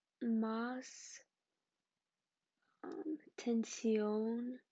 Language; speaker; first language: Spanish; non-native, learner; English